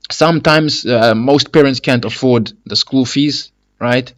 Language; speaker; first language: English; non-native, fluent; Lingala